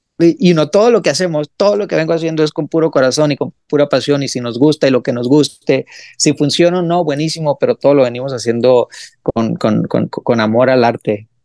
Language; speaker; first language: Spanish; early bilingual, heritage; Spanish